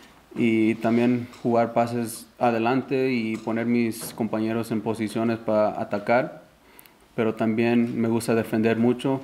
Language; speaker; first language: Spanish; early bilingual, heritage; Spanish